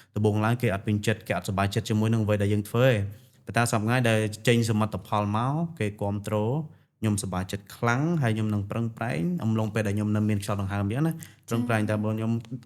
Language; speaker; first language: Khmer; non-native, local second language; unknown